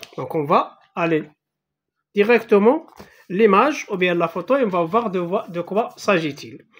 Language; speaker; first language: French; non-native, local second language; Arabic